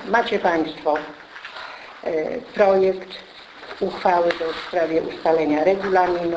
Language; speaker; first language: Polish; native; Polish